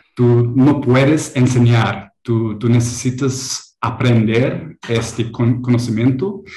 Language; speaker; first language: Spanish; non-native, learner; English